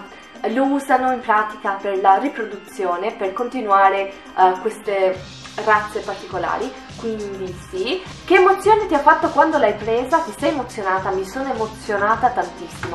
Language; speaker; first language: Italian; native; Italian